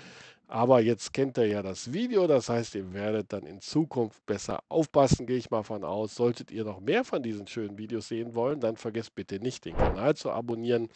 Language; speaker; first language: German; native; German